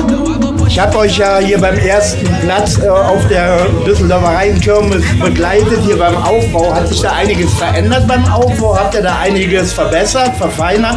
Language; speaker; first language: German; native; German